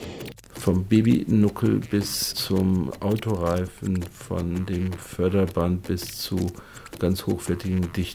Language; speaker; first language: German; native; German